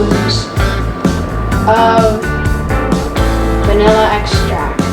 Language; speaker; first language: English; native; English